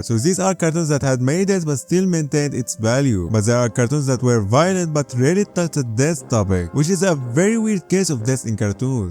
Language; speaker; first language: English; non-native, fluent; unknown